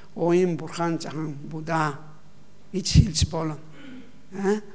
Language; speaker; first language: Mongolian; non-native, learner; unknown